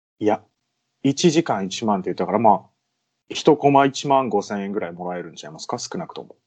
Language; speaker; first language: Japanese; native; Japanese